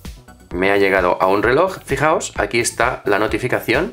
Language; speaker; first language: Spanish; native; Spanish